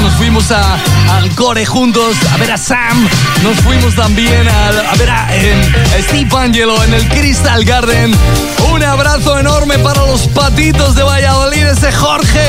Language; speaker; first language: Spanish; native; Spanish